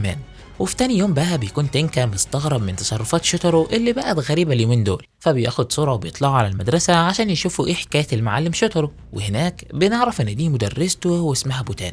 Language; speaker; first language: Arabic; native; Arabic